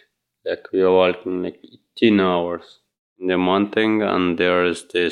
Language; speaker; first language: English; non-native, learner; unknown